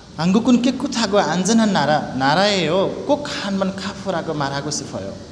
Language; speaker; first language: Korean; non-native, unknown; Nepali